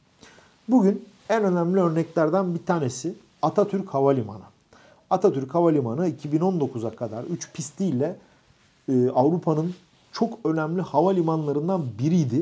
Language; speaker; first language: Turkish; native; Turkish